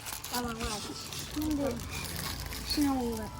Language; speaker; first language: Japanese; early bilingual, other home language; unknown